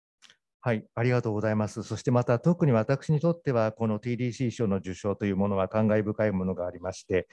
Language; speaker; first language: Japanese; native; Japanese